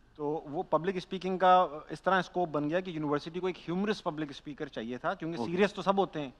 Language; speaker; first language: Urdu; native; Urdu